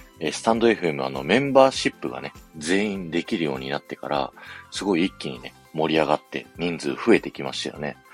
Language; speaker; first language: Japanese; native; Japanese